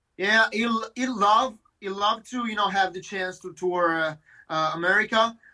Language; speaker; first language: English; non-native, fluent; Italian